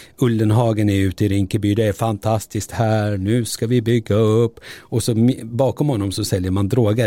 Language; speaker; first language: Swedish; early bilingual, other home language; Turoyo